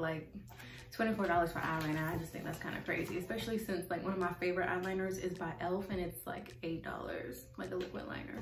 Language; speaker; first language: English; native; English